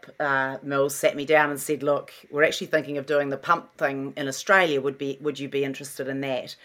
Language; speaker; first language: English; native; English